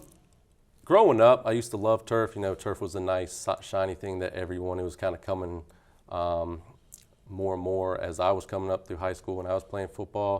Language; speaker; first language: English; native; English